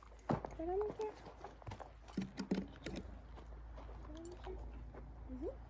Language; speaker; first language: French; native; French